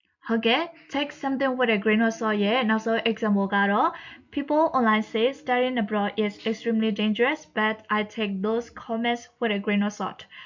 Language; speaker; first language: English; non-native, fluent; Burmese